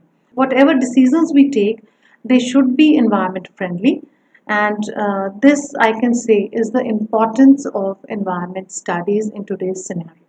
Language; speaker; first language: English; non-native, local second language; Punjabi